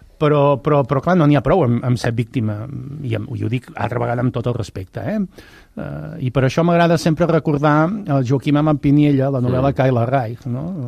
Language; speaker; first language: Catalan; native; Catalan